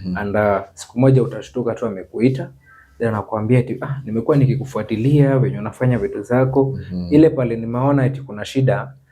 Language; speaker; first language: Swahili; non-native, local second language; Luo (Kenya and Tanzania)